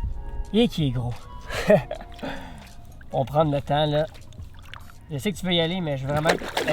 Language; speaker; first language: French; native; French